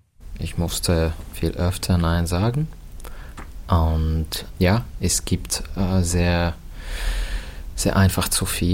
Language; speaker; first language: German; non-native, fluent; Finnish